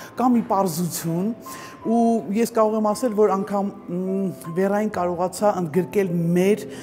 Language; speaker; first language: Armenian; native; Armenian